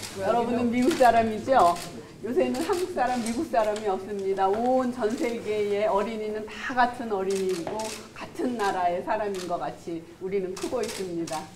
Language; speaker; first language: Korean; native; Korean